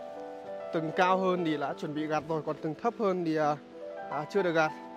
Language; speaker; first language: Vietnamese; native; Vietnamese